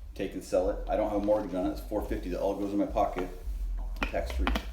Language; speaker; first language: English; native; English